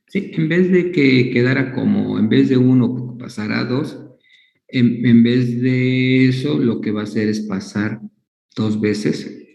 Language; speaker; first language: Spanish; native; Spanish